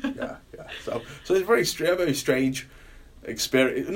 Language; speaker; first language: English; native; English